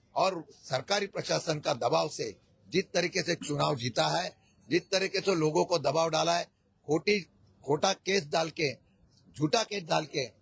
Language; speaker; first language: Hindi; non-native, local second language; Marathi